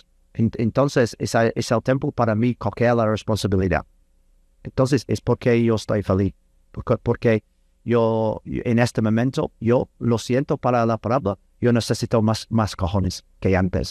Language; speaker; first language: Spanish; non-native, learner; English